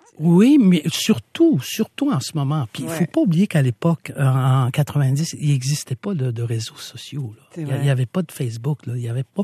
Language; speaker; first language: French; non-native, local second language; Innu-aimun